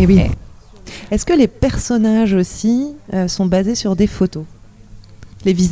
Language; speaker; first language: French; native; French